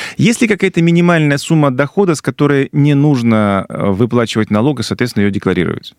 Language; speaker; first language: Russian; native; Russian